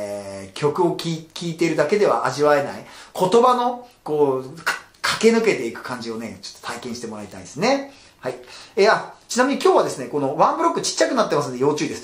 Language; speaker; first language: Japanese; native; Japanese